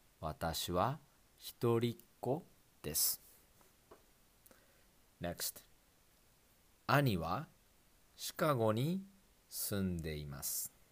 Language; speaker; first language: Japanese; non-native, fluent; English